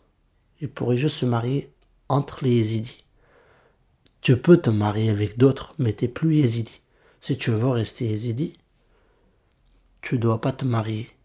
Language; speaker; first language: French; early bilingual, other home language; Kurdish